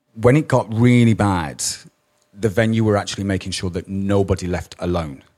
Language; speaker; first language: English; native; English